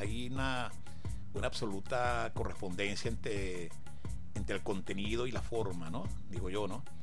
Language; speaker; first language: Spanish; native; Spanish